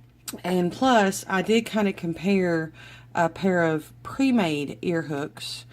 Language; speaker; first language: English; native; English